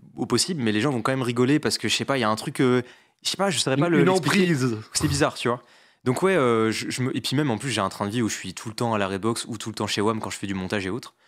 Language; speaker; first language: French; native; French